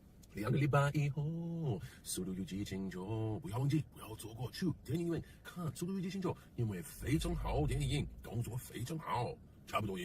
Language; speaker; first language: Chinese; non-native, learner; English